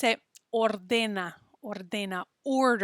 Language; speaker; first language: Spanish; non-native, fluent; English